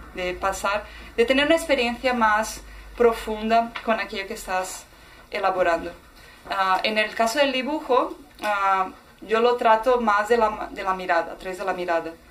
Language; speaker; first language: Spanish; non-native, fluent; Portuguese